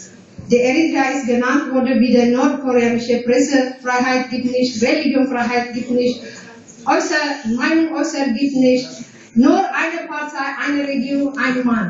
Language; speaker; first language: German; non-native, fluent; Tigrinya